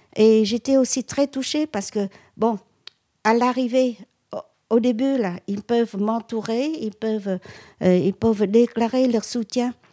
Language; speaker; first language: French; non-native, local second language; Vietnamese